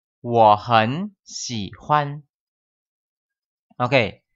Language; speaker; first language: Chinese; non-native, fluent; Indonesian